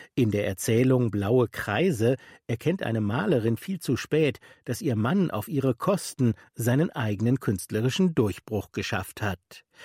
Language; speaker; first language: German; native; German